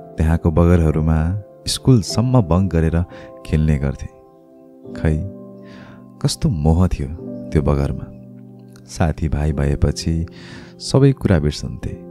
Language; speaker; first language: Nepali; native; Nepali